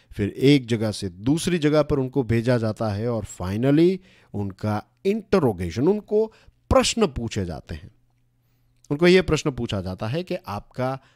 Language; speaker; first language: Hindi; non-native, local second language; Gujarati